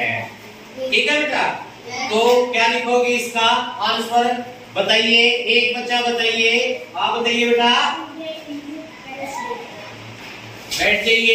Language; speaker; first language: Hindi; native; Hindi